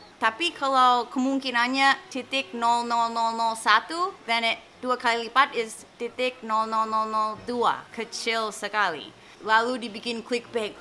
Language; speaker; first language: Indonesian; non-native, fluent; English